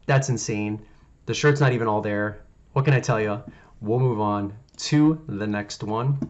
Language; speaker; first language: English; native; English